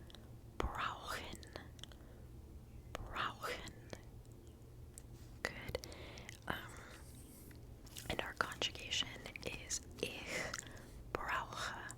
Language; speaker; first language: German; non-native, learner; English